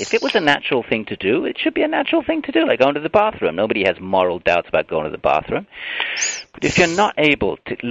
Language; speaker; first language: English; native; English